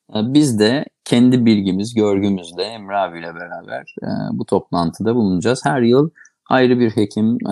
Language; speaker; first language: Turkish; native; Turkish